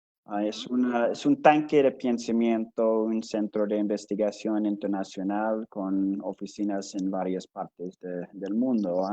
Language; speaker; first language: Spanish; non-native, fluent; English